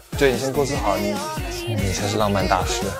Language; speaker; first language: Chinese; native; Chinese